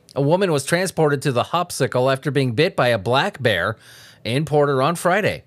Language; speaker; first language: English; native; English